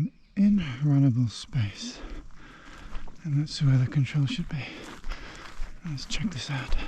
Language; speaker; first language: English; native; English